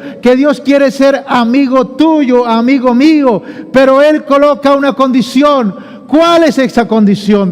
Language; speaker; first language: Spanish; native; Spanish